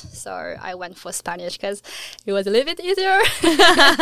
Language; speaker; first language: English; non-native, fluent; French